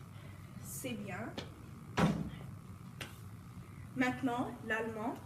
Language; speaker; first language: French; non-native, learner; English